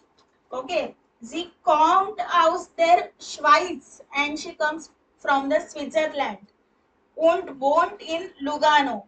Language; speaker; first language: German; non-native, fluent; Hindi